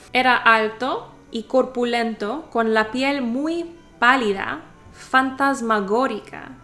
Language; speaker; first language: Spanish; non-native, learner; English